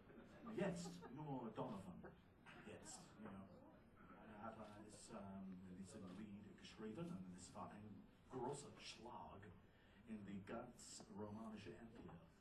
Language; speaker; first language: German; non-native, learner; English